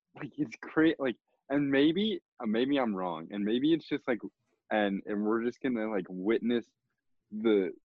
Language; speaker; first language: English; native; English